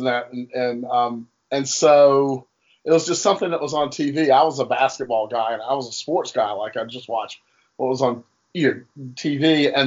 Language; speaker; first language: English; native; English